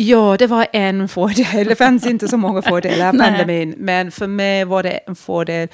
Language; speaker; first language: Swedish; non-native, fluent; English